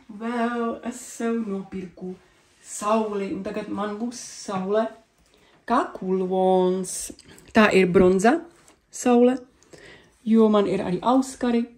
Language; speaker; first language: Latvian; non-native, learner; Czech